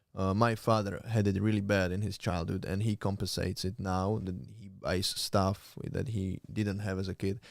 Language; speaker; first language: English; non-native, fluent; Slovak